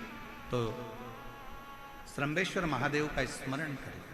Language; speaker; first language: Hindi; native; Hindi